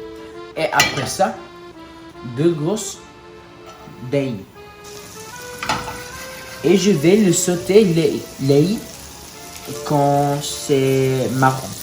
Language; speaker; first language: French; non-native, learner; English